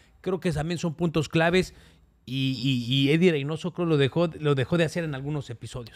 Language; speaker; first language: Spanish; native; Spanish